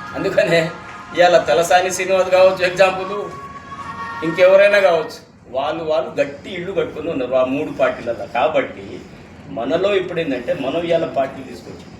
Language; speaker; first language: Telugu; native; Telugu